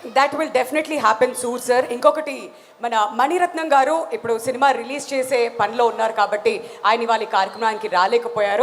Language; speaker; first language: Telugu; native; Telugu